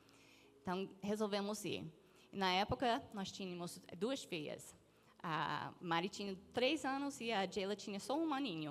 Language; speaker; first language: Portuguese; non-native, fluent; English